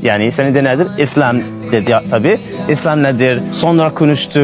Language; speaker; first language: Turkish; non-native, learner; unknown